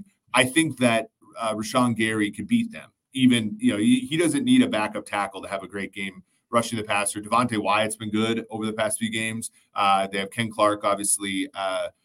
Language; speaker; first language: English; native; English